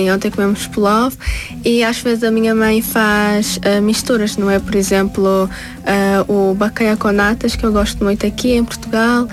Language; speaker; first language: Portuguese; early bilingual, other home language; Tajik